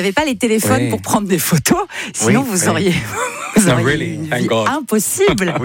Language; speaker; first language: French; native; French